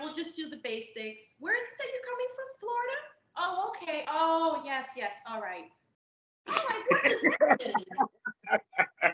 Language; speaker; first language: English; native; English